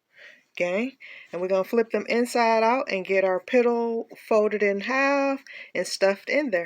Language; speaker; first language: English; native; English